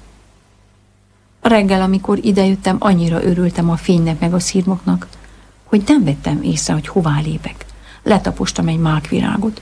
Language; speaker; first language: Hungarian; native; Hungarian